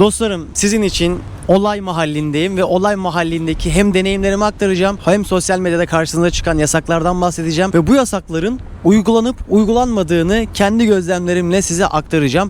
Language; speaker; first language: Turkish; native; Turkish